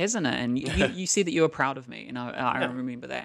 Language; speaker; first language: English; native; English